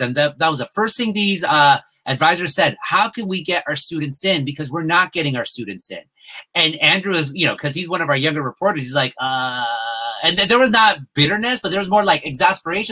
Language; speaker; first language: English; early bilingual, other home language; Spanish